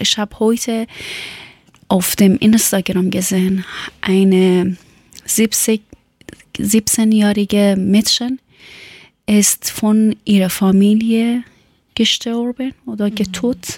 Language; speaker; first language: German; non-native, learner; Persian